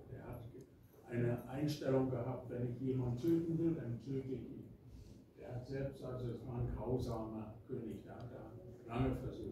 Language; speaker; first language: German; early bilingual, heritage; German